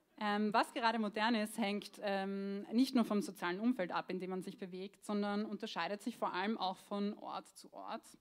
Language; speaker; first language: German; early bilingual, other home language; Croatian